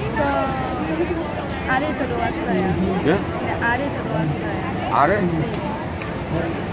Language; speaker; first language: Korean; non-native, learner; Vietnamese